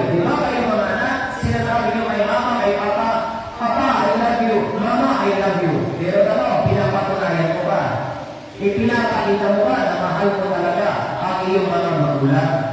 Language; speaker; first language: Filipino; non-native, local second language; Iloko